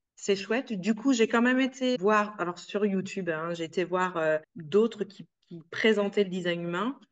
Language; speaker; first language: French; native; French